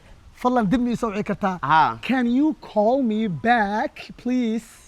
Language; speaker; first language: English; non-native, learner; Somali